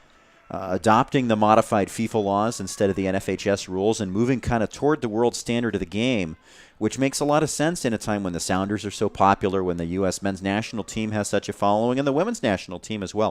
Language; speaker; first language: English; native; English